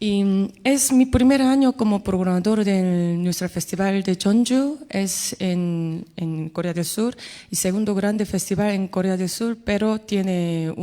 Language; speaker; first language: Spanish; non-native, fluent; Korean